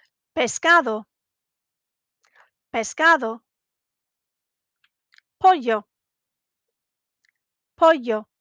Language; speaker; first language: Spanish; non-native, fluent; English